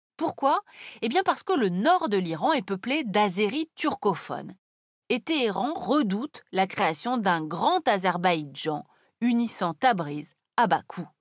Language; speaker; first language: French; native; French